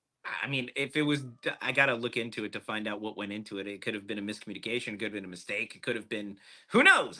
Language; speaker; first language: English; native; English